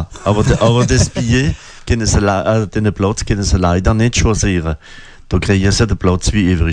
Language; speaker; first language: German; non-native, local second language; French